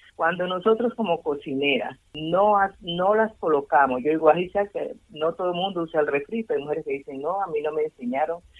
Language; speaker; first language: Spanish; native; Spanish